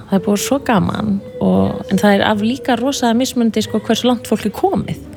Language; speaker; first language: Icelandic; native; Icelandic